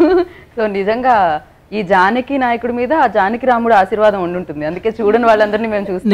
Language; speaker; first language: Telugu; native; Telugu